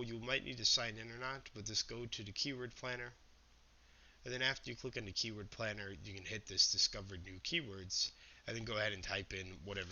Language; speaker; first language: English; native; English